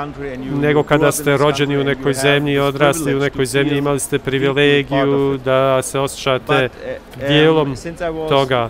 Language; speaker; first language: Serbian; early bilingual, heritage; Albanian